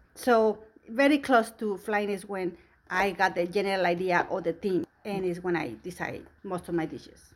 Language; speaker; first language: English; non-native, fluent; Spanish